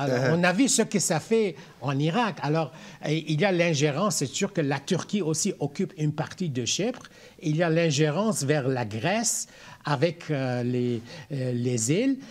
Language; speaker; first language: French; non-native, local second language; Armenian